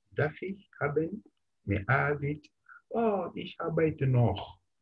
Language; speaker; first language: German; non-native, fluent; Bemba